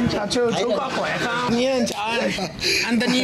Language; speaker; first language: Vietnamese; non-native, fluent; English